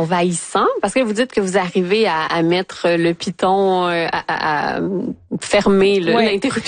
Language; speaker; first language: French; native; French